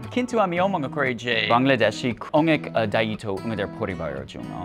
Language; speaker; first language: Bangla; non-native, learner; English